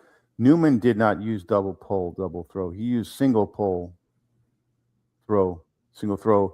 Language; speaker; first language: English; native; English